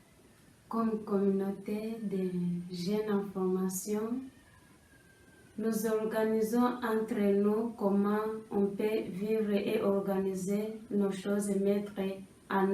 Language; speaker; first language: French; non-native, local second language; Kinyarwanda